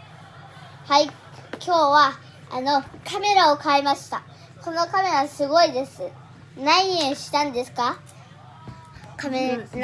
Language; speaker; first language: Japanese; early bilingual, other home language; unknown